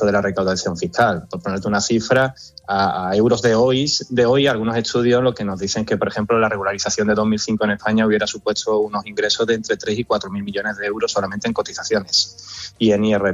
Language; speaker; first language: Spanish; native; Spanish